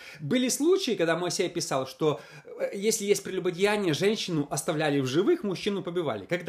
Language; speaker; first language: Russian; native; Russian